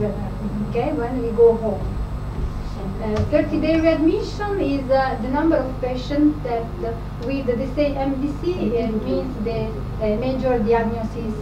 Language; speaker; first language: English; non-native, fluent; Italian